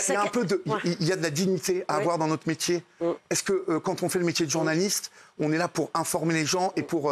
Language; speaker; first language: French; native; French